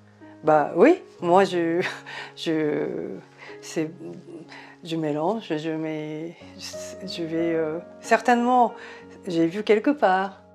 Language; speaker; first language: French; non-native, fluent; Japanese